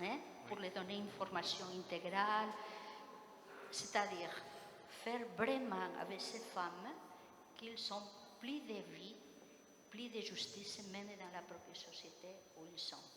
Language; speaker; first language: French; non-native, fluent; Spanish